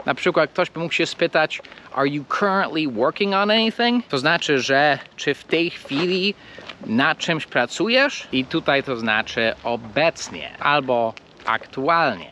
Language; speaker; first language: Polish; non-native, fluent; English